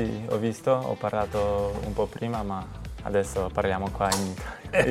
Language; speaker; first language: Italian; non-native, learner; Polish